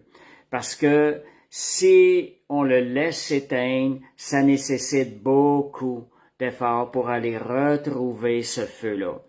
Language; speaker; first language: French; native; French